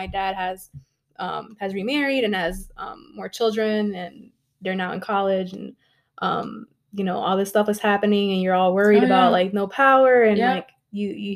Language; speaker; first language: English; early bilingual, other home language; Spanish